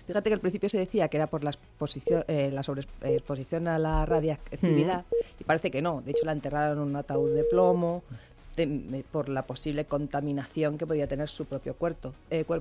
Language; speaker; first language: Spanish; native; Spanish